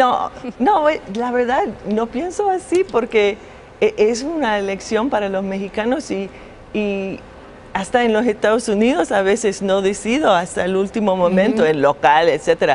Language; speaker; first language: Spanish; non-native, fluent; English